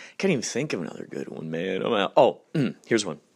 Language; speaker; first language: English; native; English